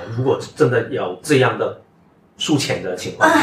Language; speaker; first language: Chinese; non-native, local second language; Cantonese